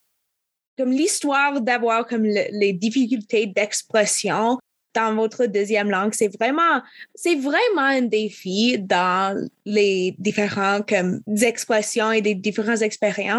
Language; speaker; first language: French; non-native, local second language; English